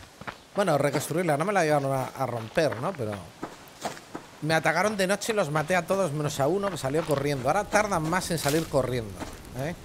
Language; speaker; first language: Spanish; native; Spanish